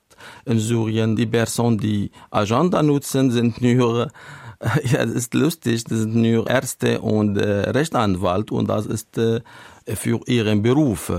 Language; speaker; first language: German; non-native, learner; Arabic